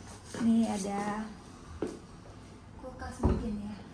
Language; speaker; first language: Indonesian; native; Indonesian